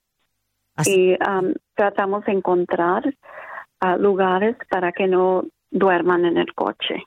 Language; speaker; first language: Spanish; early bilingual, other home language; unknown